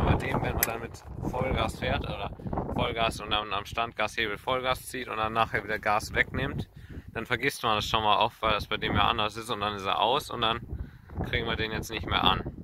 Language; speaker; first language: German; native; German